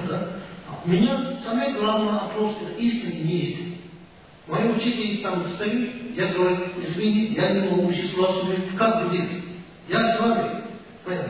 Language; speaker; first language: Russian; non-native, learner; Tibetan